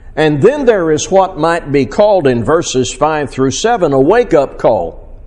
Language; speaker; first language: English; native; English